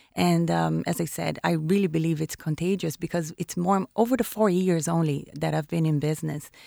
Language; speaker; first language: English; non-native, fluent; Portuguese